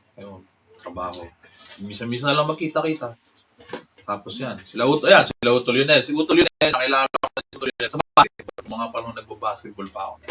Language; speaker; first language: Filipino; early bilingual, heritage; Filipino